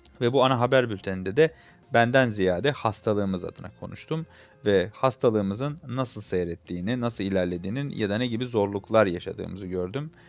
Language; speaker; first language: Turkish; native; Turkish